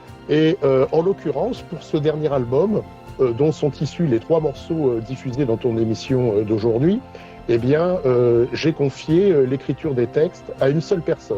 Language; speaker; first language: French; native; French